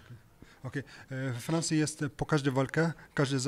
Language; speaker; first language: Polish; non-native, learner; French